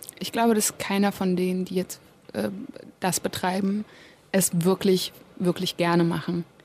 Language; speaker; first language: German; native; German